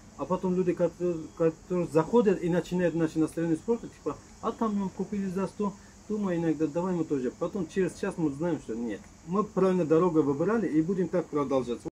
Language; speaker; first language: Russian; non-native, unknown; Turkish